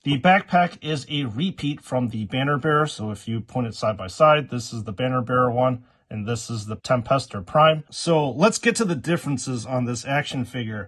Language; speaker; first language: English; native; English